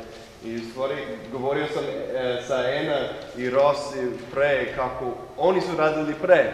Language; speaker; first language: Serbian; non-native, learner; English